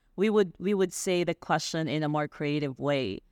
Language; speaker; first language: English; non-native, local second language; Filipino